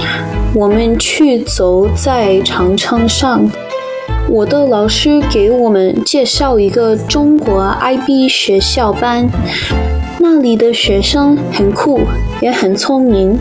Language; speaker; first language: Chinese; non-native, learner; English